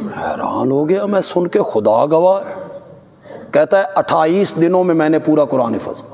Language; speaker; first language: Urdu; non-native, local second language; Punjabi